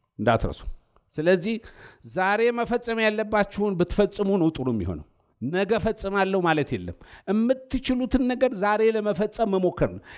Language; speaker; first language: Amharic; native; Amharic